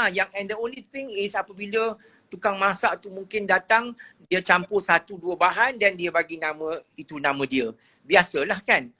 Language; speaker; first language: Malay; native; Malay